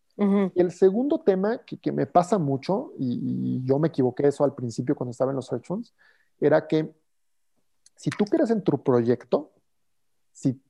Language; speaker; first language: Spanish; native; Spanish